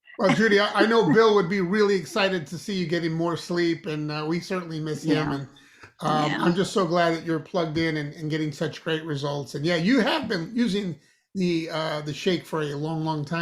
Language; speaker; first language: English; native; English